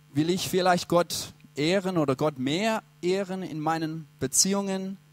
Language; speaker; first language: German; non-native, fluent; English